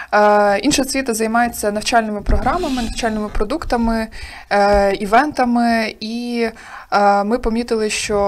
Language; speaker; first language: Ukrainian; native; Ukrainian